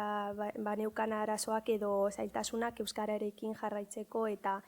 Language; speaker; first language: Basque; early bilingual, other home language; Arabic